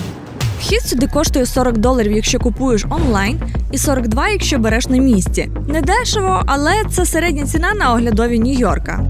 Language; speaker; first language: Ukrainian; native; Ukrainian